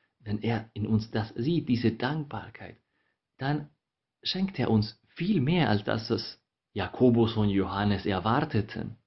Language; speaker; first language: German; non-native, fluent; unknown